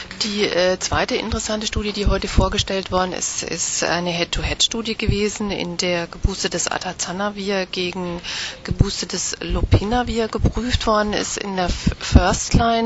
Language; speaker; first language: German; native; German